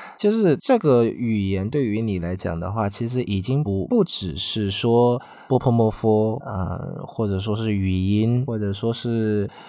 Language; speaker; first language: Chinese; non-native, fluent; Vietnamese